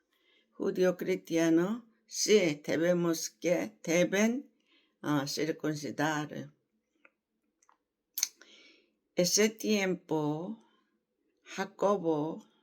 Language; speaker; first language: Spanish; non-native, learner; Korean